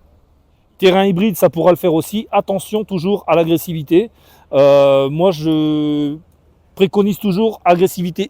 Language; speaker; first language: French; native; French